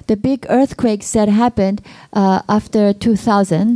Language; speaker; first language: English; non-native, fluent; Japanese